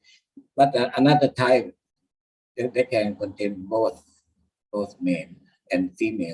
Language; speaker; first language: English; non-native, learner; Thai